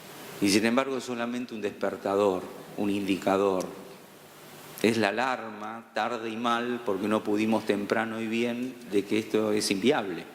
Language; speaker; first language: Spanish; native; Spanish